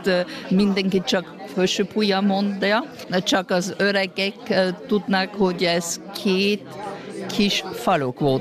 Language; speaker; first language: Hungarian; early bilingual, heritage; Hungarian